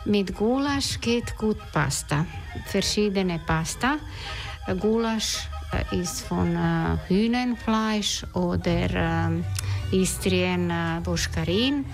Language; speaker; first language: German; non-native, learner; Croatian